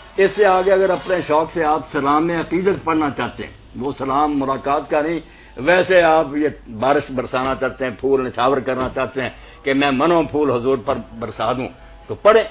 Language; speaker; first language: Urdu; non-native, local second language; Punjabi